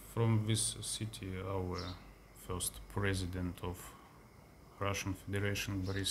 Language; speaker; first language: English; non-native, learner; Russian